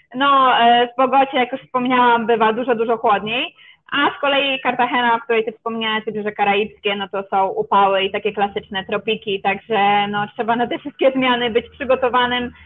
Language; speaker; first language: Polish; native; Polish